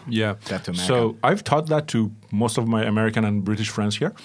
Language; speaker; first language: English; early bilingual, other home language; Persian